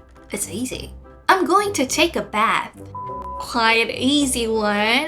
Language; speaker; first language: English; non-native, fluent; Korean